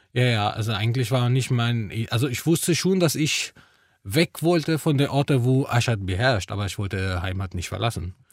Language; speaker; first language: German; non-native, fluent; Arabic